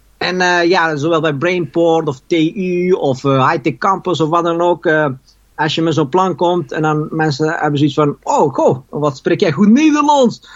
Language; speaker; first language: Dutch; early bilingual, other home language; Persian